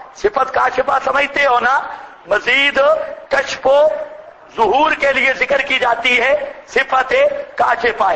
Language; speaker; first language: Urdu; non-native, local second language; Punjabi